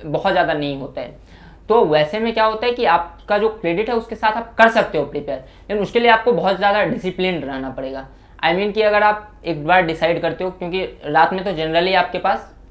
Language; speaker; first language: Hindi; native; Hindi